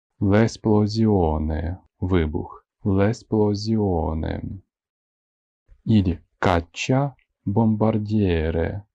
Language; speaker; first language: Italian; non-native, fluent; Ukrainian